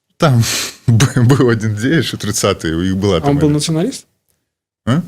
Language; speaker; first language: Belarusian; non-native, local second language; Russian